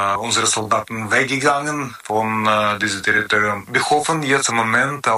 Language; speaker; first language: German; non-native, learner; Ukrainian